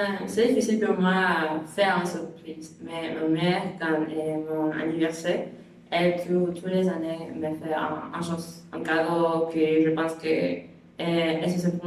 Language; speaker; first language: French; non-native, learner; Spanish